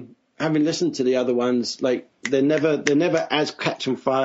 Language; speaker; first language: English; native; English